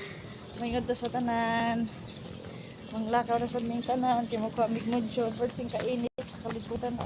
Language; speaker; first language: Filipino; non-native, local second language; Cebuano